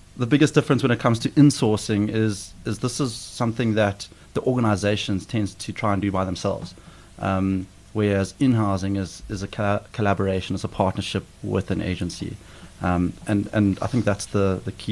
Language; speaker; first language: English; native; English